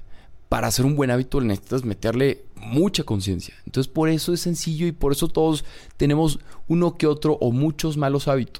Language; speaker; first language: Spanish; native; Spanish